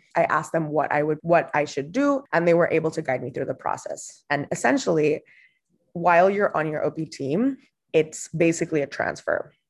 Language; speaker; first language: English; non-native, fluent; Spanish